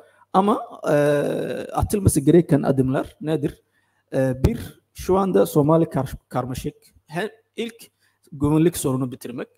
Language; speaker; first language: Turkish; non-native, fluent; Somali